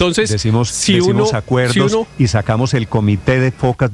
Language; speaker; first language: Spanish; native; Spanish